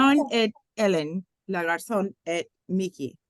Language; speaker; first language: French; non-native, learner; English